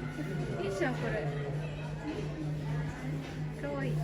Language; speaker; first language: Japanese; non-native, fluent; Filipino